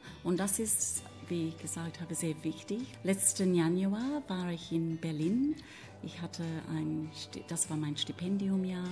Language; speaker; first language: German; non-native, fluent; English